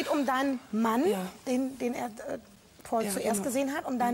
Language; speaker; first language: German; native; German